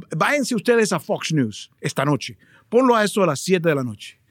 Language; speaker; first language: Spanish; early bilingual, heritage; Spanish